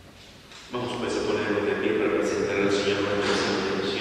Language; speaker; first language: Spanish; native; Spanish